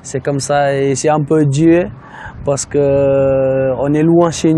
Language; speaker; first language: French; non-native, learner; Fijian